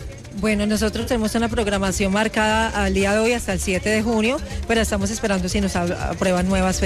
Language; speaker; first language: Spanish; native; Spanish